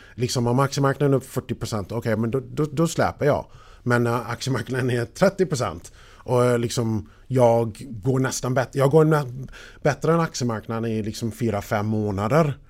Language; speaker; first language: Swedish; non-native, fluent; English